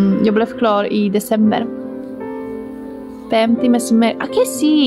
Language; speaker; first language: Swedish; early bilingual, other home language; Greek